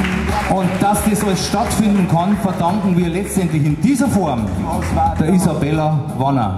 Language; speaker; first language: German; native; German